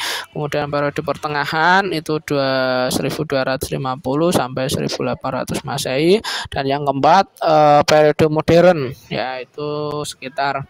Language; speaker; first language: Indonesian; native; Indonesian